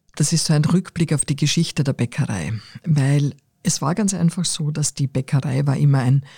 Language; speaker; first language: German; native; German